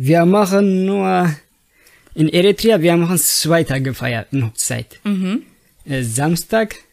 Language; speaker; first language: German; non-native, learner; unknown